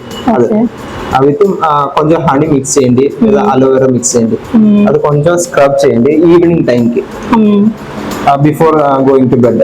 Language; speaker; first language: Telugu; non-native, learner; Malayalam